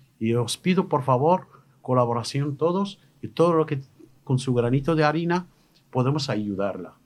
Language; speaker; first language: Spanish; non-native, fluent; Arabic